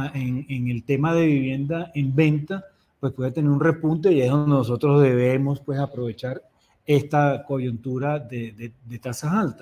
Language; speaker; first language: Spanish; native; Spanish